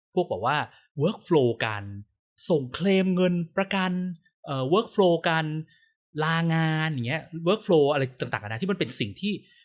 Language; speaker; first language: Thai; native; Thai